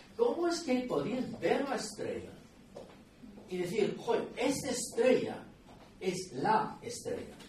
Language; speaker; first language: Spanish; non-native, fluent; English